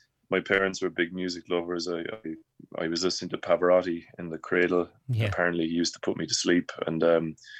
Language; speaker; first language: English; native; English